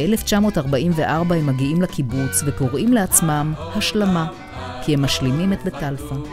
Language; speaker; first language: Hebrew; native; Hebrew